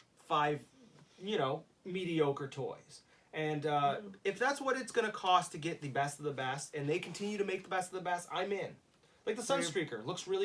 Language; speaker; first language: English; native; English